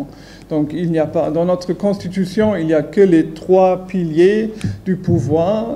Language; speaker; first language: French; non-native, fluent; German